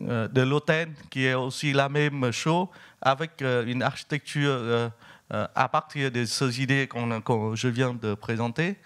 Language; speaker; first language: French; non-native, fluent; Vietnamese